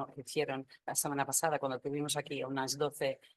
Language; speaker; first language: Spanish; non-native, fluent; English